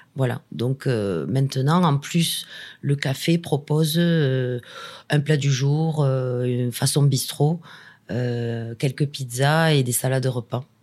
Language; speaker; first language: French; native; French